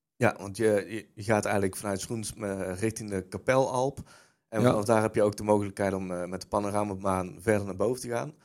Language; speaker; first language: Dutch; native; Dutch